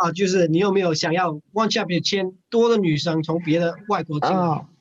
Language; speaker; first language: Chinese; non-native, learner; English